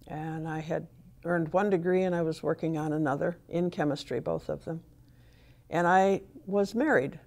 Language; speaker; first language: English; native; English